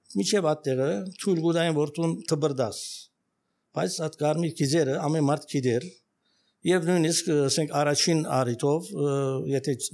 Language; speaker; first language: Armenian; early bilingual, heritage; Armenian